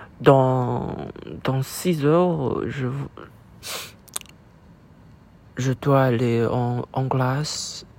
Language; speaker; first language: French; non-native, learner; Chinese